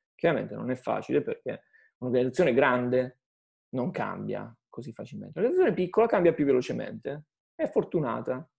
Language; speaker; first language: Italian; native; Italian